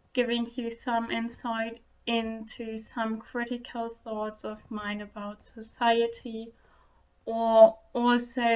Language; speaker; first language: English; non-native, fluent; German